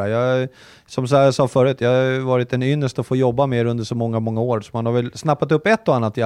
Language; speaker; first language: Swedish; native; Swedish